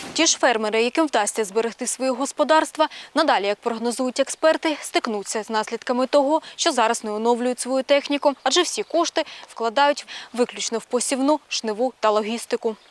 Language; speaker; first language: Ukrainian; native; Ukrainian